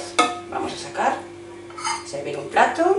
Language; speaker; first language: Spanish; native; Spanish